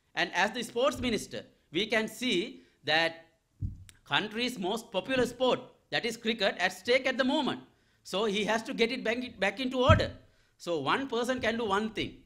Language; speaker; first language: English; non-native, local second language; Sinhala